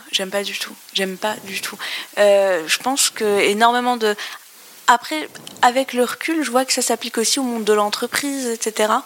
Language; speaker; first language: French; non-native, local second language; Arabic